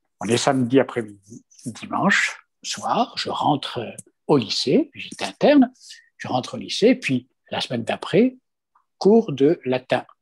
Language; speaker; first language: French; non-native, local second language; Kabyle